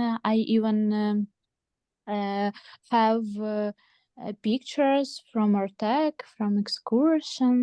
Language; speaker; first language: English; non-native, learner; Ukrainian